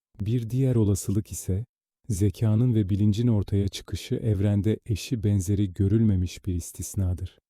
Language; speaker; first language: Turkish; native; Turkish